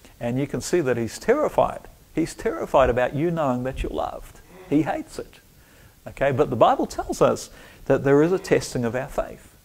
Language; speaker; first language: English; native; English